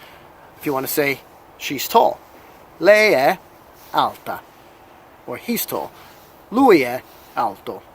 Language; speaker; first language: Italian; non-native, fluent; English